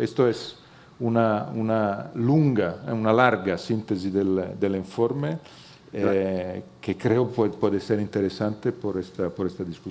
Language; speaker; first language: Spanish; non-native, fluent; Italian